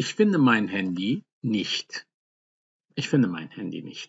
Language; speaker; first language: German; non-native, fluent; Turkish